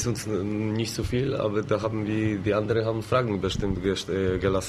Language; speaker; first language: German; non-native, learner; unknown